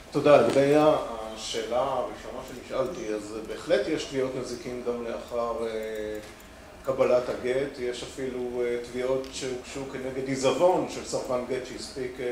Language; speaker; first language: Hebrew; native; Hebrew